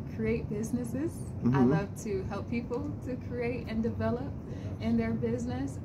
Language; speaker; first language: English; native; English